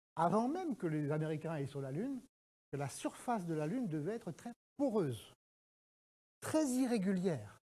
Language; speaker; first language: French; native; French